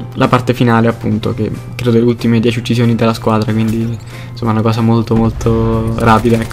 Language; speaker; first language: Italian; native; Italian